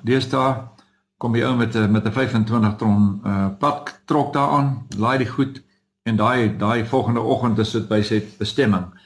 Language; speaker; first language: Afrikaans; native; Afrikaans